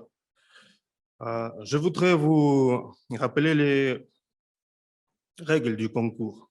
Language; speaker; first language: French; non-native, fluent; Russian